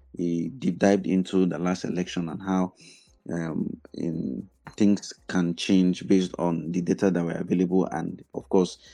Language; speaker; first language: English; non-native, local second language; Igbo